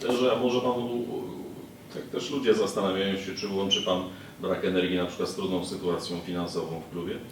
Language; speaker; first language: Polish; native; Polish